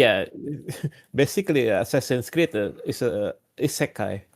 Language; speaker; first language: English; non-native, learner; Indonesian